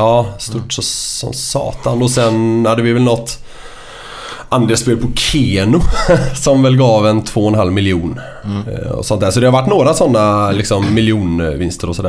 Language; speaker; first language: Swedish; native; Swedish